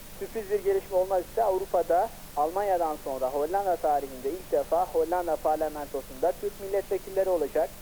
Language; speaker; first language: Turkish; native; Turkish